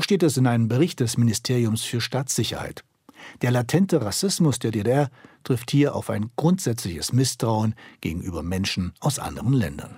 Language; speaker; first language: German; native; German